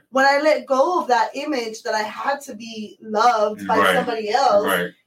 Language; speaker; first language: English; early bilingual, other home language; Spanish